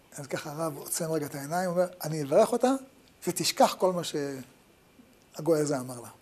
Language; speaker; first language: Hebrew; native; Hebrew